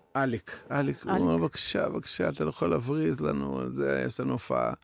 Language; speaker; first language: Hebrew; non-native, fluent; Russian